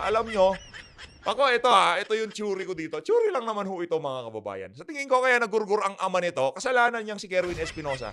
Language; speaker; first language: Filipino; native; Filipino